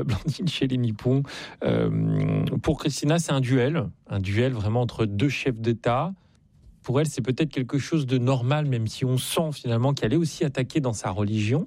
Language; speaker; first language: French; native; French